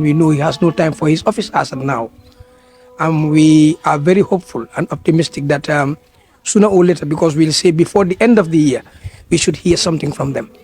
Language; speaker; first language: English; non-native, local second language; Fula